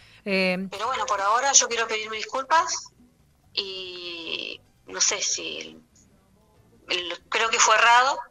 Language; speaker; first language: Spanish; native; Spanish